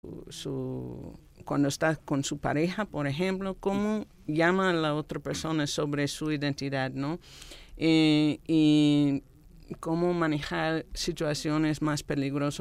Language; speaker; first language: Spanish; non-native, fluent; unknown